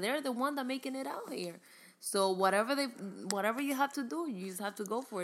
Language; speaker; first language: English; early bilingual, other home language; Spanish